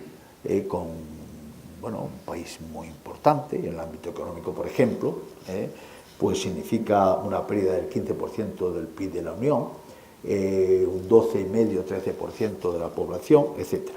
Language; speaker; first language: Spanish; native; Spanish